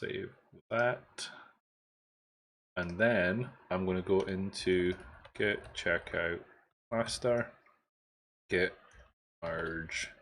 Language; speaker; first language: English; native; English